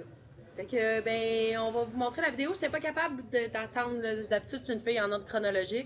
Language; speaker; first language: French; native; French